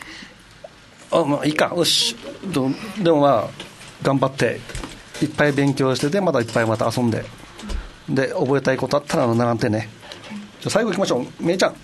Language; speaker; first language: Japanese; native; Japanese